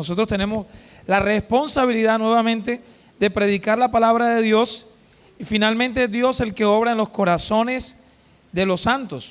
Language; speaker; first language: Spanish; native; Spanish